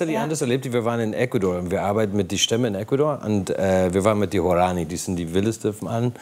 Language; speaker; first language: German; non-native, fluent; English